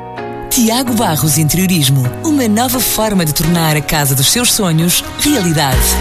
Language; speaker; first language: Portuguese; native; Portuguese